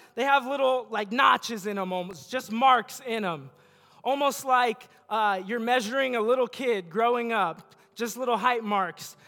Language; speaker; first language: English; native; English